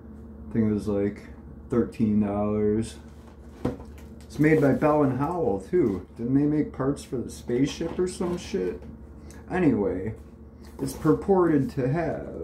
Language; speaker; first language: English; native; English